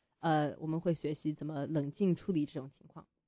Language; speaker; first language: Chinese; early bilingual, heritage; Chinese